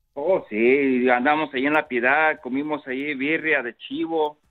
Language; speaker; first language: Spanish; native; Spanish